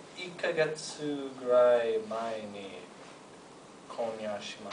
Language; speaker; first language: Japanese; non-native, learner; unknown